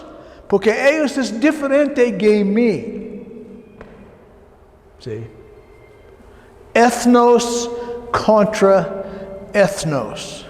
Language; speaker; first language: Spanish; non-native, learner; English